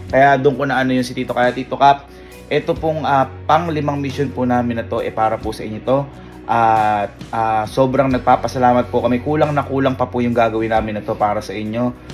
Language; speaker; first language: Filipino; native; Filipino